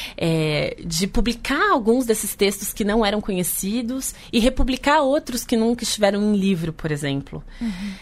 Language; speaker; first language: Portuguese; native; Portuguese